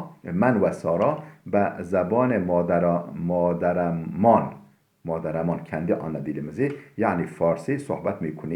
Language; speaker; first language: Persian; non-native, fluent; Turkish